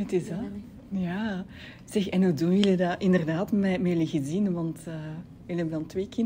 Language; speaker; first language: Dutch; native; Dutch